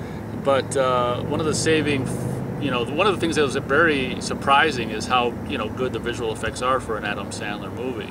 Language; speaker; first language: English; native; English